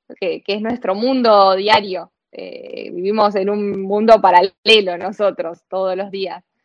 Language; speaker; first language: Spanish; native; Spanish